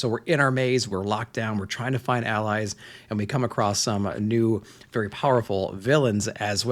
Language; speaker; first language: English; native; English